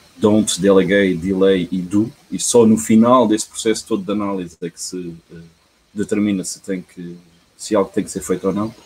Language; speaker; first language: Portuguese; early bilingual, heritage; Portuguese